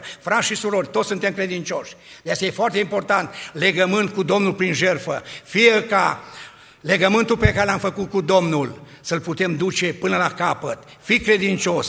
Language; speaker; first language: Romanian; native; Romanian